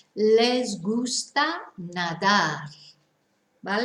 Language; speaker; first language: Spanish; non-native, fluent; English